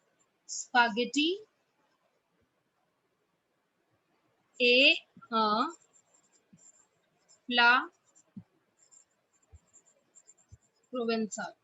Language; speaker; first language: French; non-native, fluent; Hindi